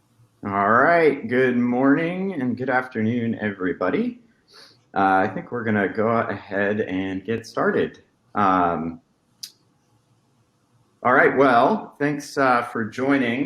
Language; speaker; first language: English; native; English